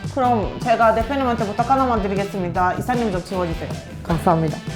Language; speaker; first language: Korean; non-native, fluent; Turkish